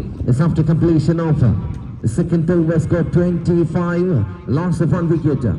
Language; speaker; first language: English; non-native, local second language; Malayalam